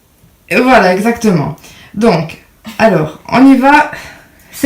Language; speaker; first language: French; native; French